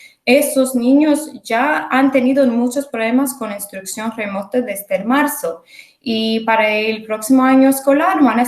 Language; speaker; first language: Spanish; early bilingual, heritage; English